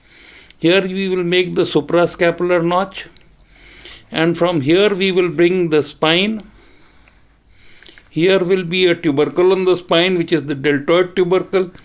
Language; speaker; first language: English; non-native, local second language; Hindi